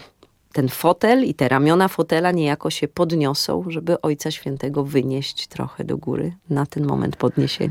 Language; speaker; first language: Polish; native; Polish